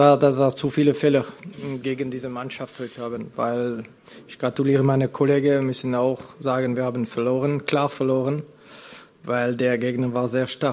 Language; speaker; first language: German; non-native, fluent; French